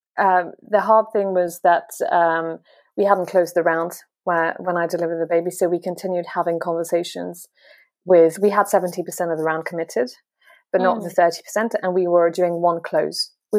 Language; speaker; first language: English; non-native, fluent; French